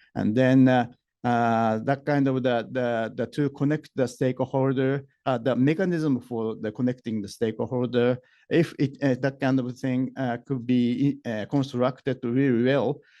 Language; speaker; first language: English; non-native, fluent; Japanese